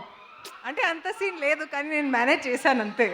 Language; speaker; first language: Telugu; non-native, fluent; Hindi